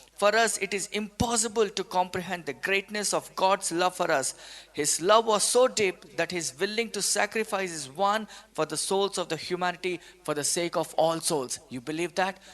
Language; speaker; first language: English; non-native, local second language; Telugu